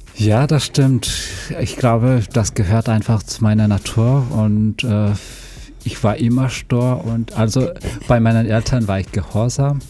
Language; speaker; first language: German; non-native, fluent; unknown